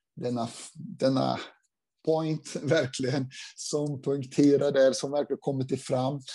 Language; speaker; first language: Swedish; non-native, fluent; Portuguese